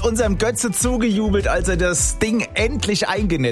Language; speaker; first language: German; native; German